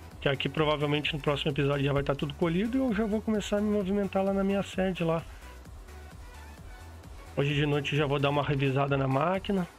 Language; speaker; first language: Portuguese; native; Portuguese